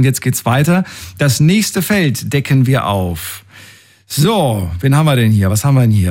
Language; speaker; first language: German; native; German